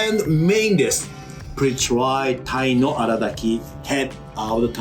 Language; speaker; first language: English; non-native, learner; Japanese